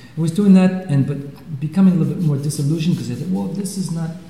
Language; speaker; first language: English; non-native, fluent; Swiss German